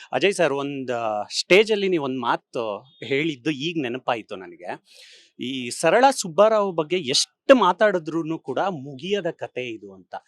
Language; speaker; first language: Kannada; native; Kannada